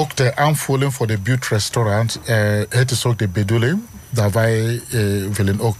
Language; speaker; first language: Dutch; non-native, learner; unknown